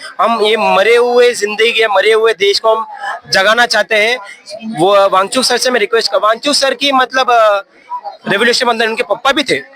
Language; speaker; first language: Hindi; non-native, local second language; Tamil